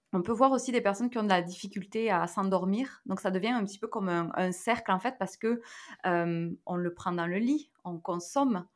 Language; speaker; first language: French; native; French